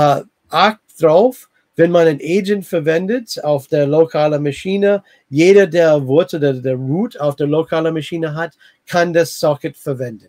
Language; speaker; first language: German; non-native, fluent; English